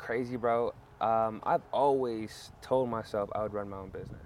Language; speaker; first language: English; non-native, fluent; French